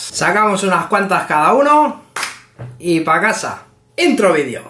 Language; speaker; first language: Spanish; native; Spanish